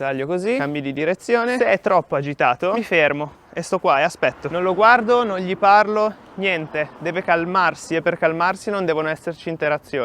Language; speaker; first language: Italian; native; Italian